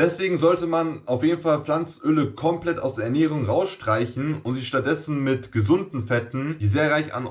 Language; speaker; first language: German; native; German